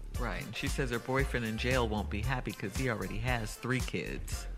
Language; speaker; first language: English; native; English